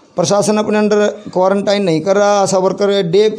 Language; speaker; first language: Hindi; native; Hindi